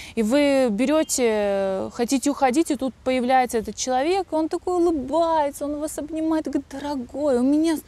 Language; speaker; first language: Russian; native; Russian